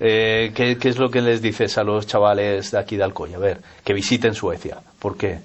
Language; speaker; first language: Spanish; native; Spanish